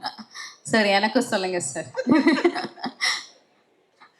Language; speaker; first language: Tamil; native; Tamil